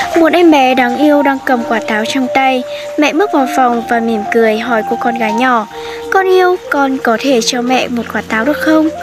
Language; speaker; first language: Vietnamese; non-native, local second language; Hmong